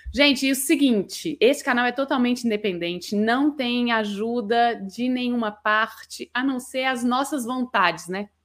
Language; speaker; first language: Portuguese; native; Portuguese